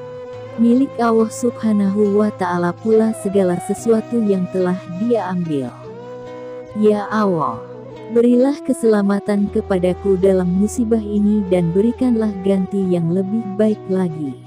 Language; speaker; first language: Indonesian; native; Indonesian